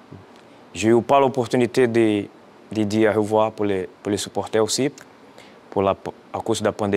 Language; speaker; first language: French; non-native, fluent; Portuguese